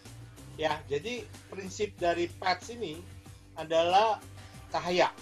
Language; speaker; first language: Indonesian; native; Indonesian